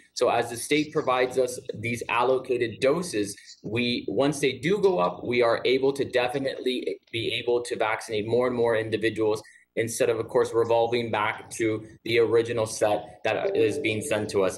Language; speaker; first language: English; early bilingual, other home language; Spanish